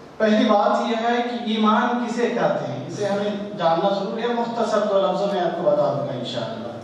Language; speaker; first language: Urdu; native; Urdu